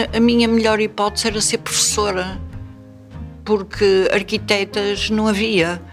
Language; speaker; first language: Portuguese; native; Portuguese